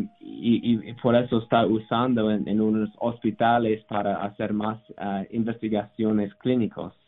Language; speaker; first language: Spanish; non-native, learner; English